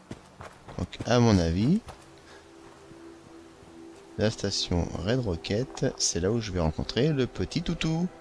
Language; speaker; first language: French; native; French